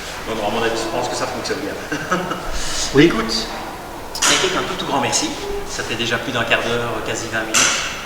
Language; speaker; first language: French; native; French